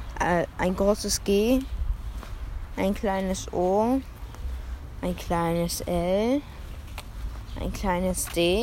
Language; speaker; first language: German; early bilingual, other home language; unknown